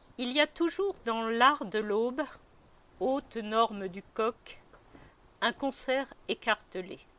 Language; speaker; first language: French; native; French